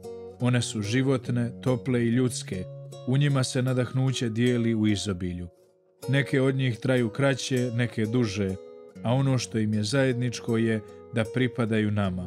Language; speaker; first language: Croatian; native; Croatian